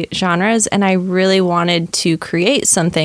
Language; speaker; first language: English; native; English